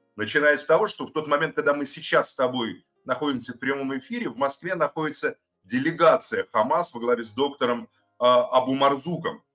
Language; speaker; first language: Russian; native; Russian